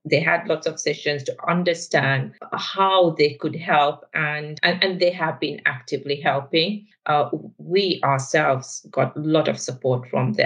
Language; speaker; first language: English; non-native, local second language; Sinhala